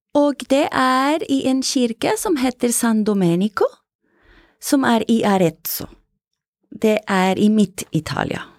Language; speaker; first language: Norwegian; non-native, fluent; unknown